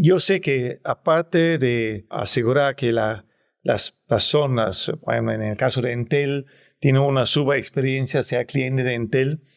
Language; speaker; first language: Spanish; non-native, fluent; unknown